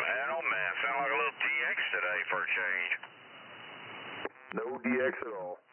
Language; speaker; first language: English; native; English